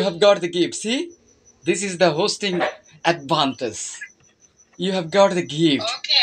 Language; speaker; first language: English; non-native, fluent; Bangla